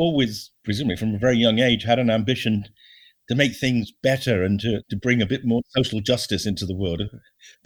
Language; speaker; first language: English; native; English